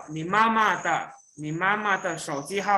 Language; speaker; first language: Chinese; non-native, fluent; Indonesian